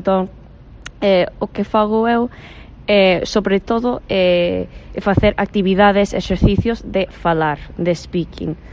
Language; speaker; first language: Galician; non-native, fluent; English